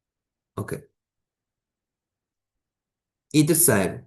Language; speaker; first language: Portuguese; non-native, fluent; Chinese